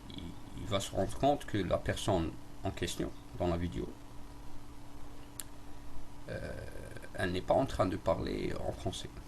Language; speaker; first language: French; non-native, local second language; Arabic